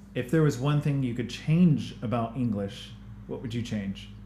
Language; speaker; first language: English; native; English